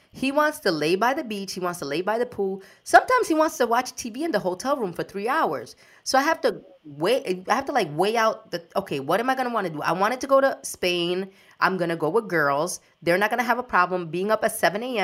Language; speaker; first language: English; early bilingual, other home language; Spanish